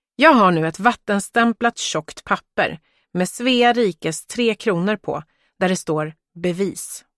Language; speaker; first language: Swedish; early bilingual, other home language; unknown